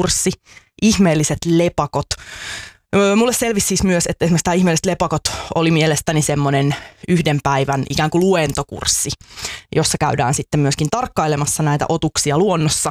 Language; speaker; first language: Finnish; native; Finnish